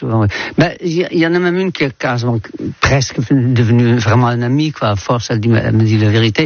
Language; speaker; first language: French; non-native, fluent; Dutch